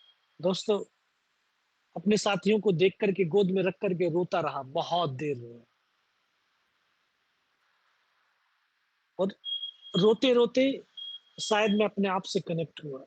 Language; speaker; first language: Hindi; native; Hindi